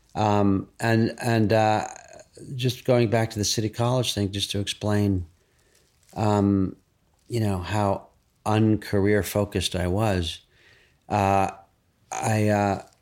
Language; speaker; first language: English; native; English